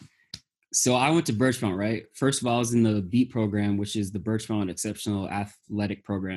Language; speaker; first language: English; native; English